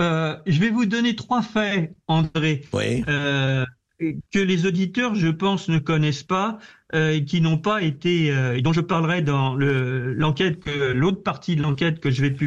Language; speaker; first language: French; native; French